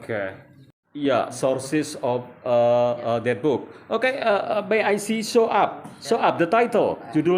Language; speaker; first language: English; non-native, learner; Indonesian